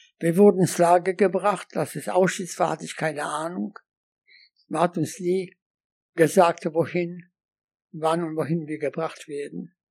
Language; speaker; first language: German; non-native, fluent; Polish